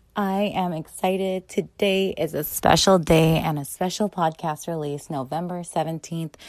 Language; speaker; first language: English; native; English